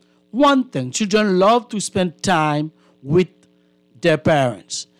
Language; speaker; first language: English; non-native, fluent; Haitian Creole